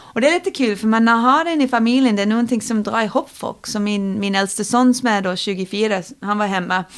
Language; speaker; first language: Swedish; non-native, fluent; English